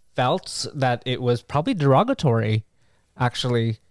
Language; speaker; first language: English; native; English